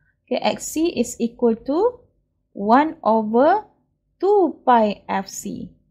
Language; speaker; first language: English; non-native, local second language; Malay